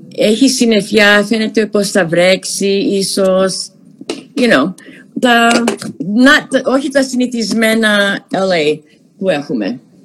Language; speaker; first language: Greek; early bilingual, other home language; English